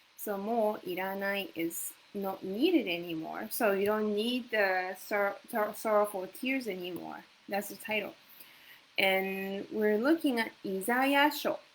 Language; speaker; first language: English; non-native, fluent; Japanese